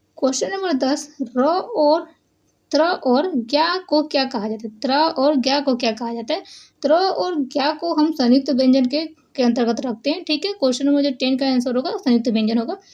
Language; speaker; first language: Hindi; native; Hindi